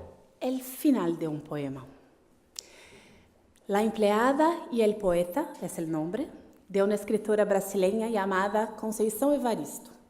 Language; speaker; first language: Spanish; non-native, fluent; Portuguese